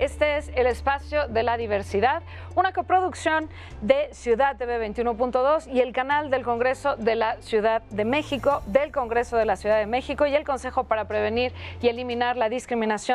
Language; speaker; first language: Spanish; native; Spanish